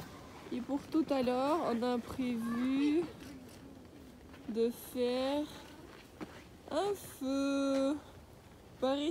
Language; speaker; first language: French; non-native, fluent; Russian